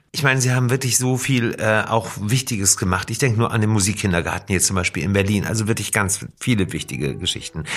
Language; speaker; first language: German; native; German